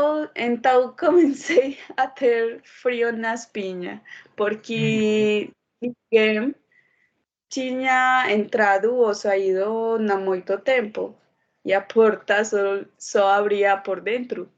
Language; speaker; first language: Portuguese; non-native, learner; Spanish